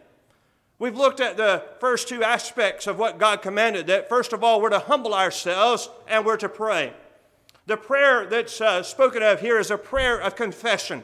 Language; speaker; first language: English; native; English